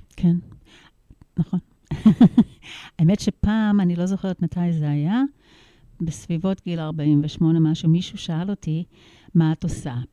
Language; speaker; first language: Hebrew; non-native, fluent; English